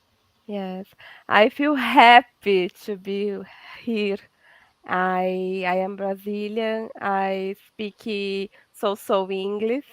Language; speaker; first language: English; non-native, learner; Portuguese